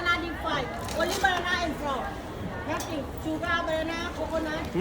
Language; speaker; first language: English; non-native, learner; Thai